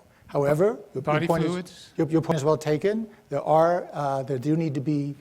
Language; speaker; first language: English; native; English